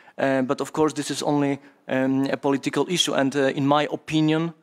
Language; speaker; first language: English; non-native, fluent; Polish